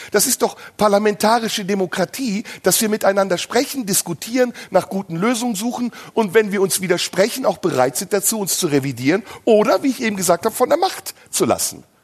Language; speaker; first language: German; early bilingual, other home language; Turkish